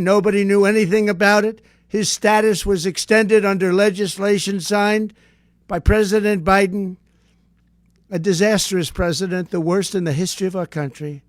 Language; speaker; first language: English; native; English